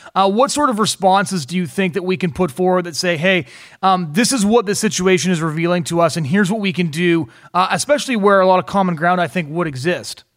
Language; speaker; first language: English; native; English